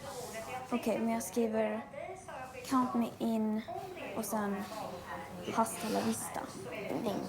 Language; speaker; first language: Swedish; native; Swedish